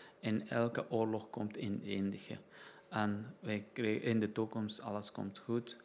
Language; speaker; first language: Dutch; non-native, learner; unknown